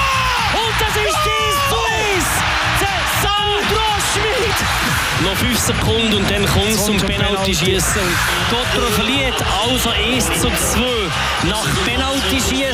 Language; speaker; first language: German; native; German